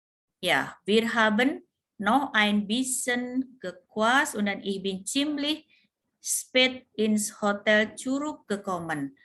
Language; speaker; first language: German; non-native, fluent; Indonesian